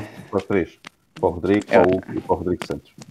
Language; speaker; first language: Portuguese; native; Portuguese